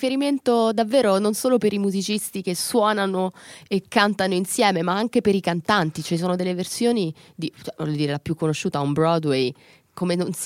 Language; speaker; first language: Italian; native; Italian